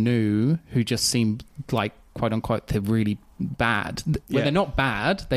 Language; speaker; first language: English; native; English